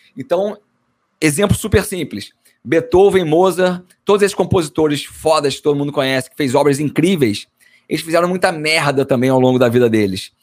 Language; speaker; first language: Portuguese; native; Portuguese